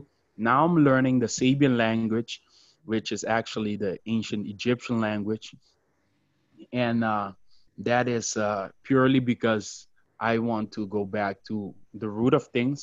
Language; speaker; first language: English; non-native, fluent; Papiamento